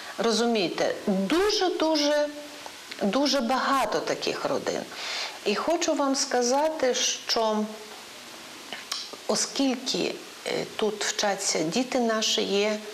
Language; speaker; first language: Ukrainian; non-native, local second language; Polish